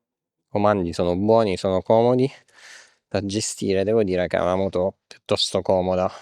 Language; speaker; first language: Italian; native; Italian